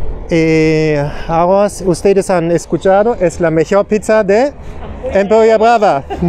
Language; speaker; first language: Spanish; non-native, learner; German